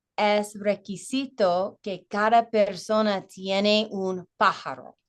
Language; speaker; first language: Spanish; non-native, learner; English